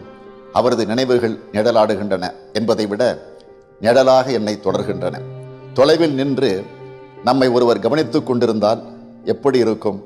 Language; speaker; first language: Tamil; native; Tamil